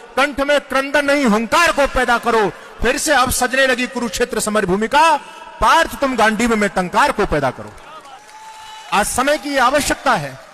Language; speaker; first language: Hindi; non-native, local second language; Marathi